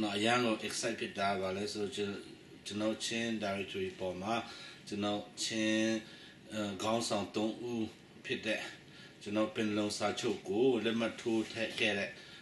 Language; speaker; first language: Burmese; non-native, local second language; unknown